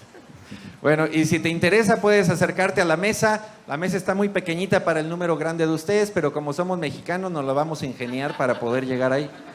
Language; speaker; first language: Spanish; native; Spanish